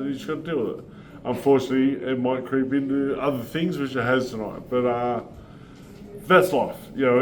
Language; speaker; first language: English; native; English